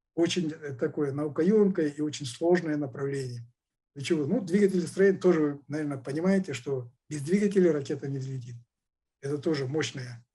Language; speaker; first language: Russian; non-native, local second language; Kazakh